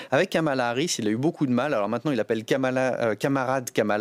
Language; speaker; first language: French; native; French